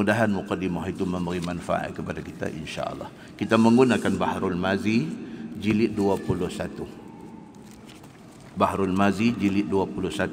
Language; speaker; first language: Malay; native; Malay